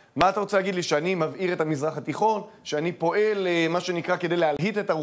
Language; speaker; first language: Hebrew; native; Hebrew